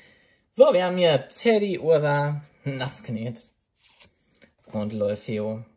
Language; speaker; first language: German; native; German